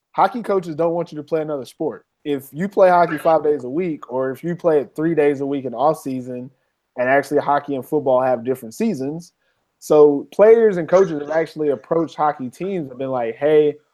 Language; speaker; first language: English; native; English